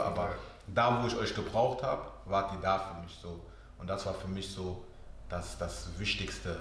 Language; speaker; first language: German; early bilingual, other home language; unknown